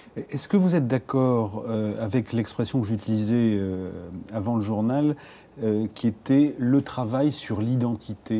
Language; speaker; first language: French; native; French